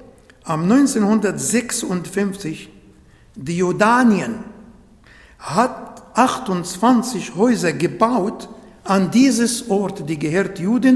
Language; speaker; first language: German; non-native, fluent; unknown